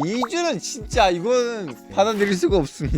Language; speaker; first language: Korean; non-native, fluent; Turkish